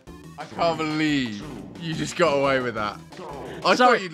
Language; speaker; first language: English; native; English